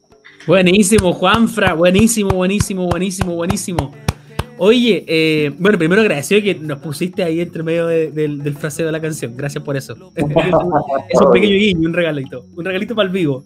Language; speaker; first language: Spanish; native; Spanish